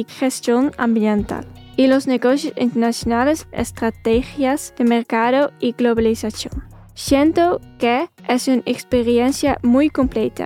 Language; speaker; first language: Spanish; non-native, fluent; Dutch